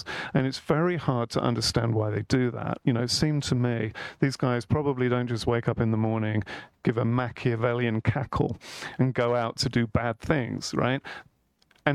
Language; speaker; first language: English; native; English